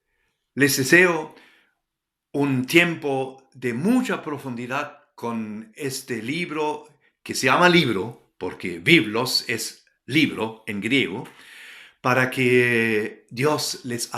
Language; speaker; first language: Spanish; non-native, fluent; German